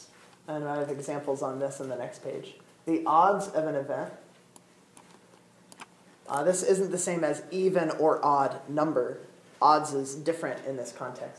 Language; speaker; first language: English; native; English